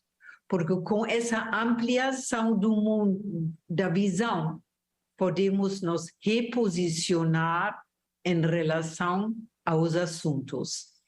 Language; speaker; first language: Portuguese; non-native, fluent; German